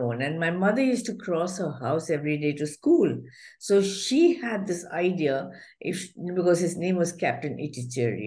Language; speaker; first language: English; non-native, local second language; Malayalam